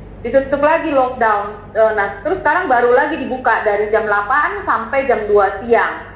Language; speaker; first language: Indonesian; native; Indonesian